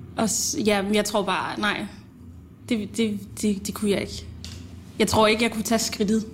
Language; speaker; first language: Danish; early bilingual, other home language; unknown